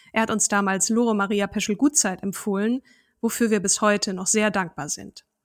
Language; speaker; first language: German; native; German